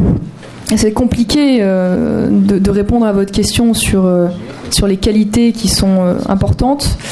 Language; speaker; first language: French; native; French